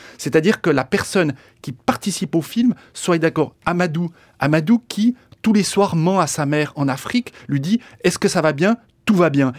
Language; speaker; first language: French; early bilingual, other home language; Spanish